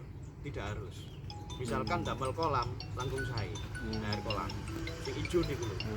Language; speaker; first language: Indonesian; non-native, local second language; Javanese